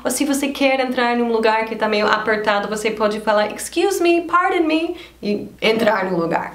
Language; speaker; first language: Portuguese; non-native, fluent; English